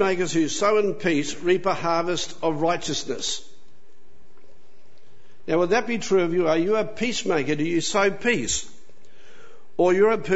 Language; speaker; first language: English; native; English